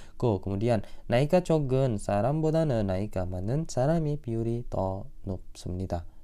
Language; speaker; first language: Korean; non-native, fluent; Indonesian